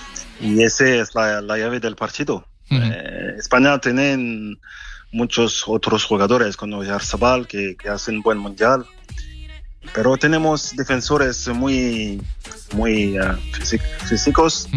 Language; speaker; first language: Spanish; non-native, fluent; French